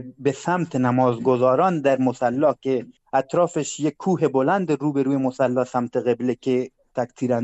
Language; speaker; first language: Persian; non-native, local second language; Baluchi